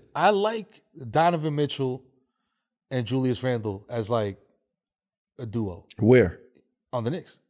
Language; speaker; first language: English; native; English